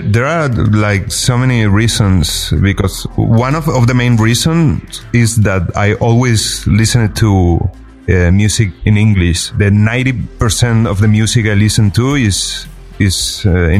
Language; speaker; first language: English; non-native, fluent; Spanish